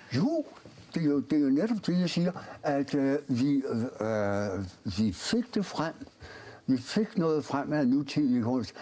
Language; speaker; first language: Danish; early bilingual, other home language; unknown